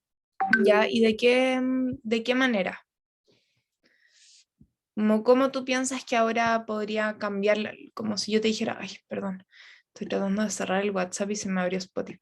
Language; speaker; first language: Spanish; native; Spanish